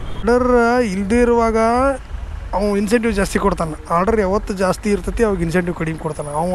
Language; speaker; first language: Kannada; native; Kannada